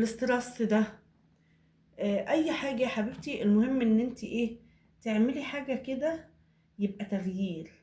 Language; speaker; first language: Arabic; native; Arabic